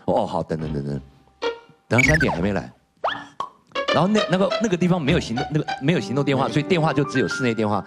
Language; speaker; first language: Chinese; native; Chinese